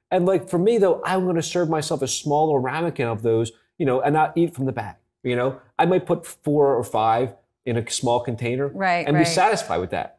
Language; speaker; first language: English; native; English